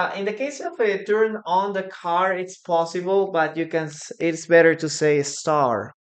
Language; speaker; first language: English; non-native, fluent; Spanish